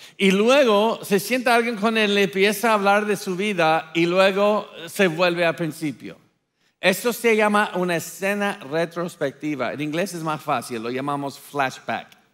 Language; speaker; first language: Spanish; non-native, fluent; English